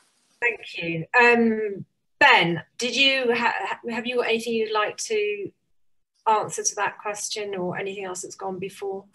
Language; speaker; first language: English; native; English